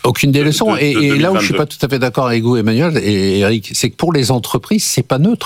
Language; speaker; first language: French; native; French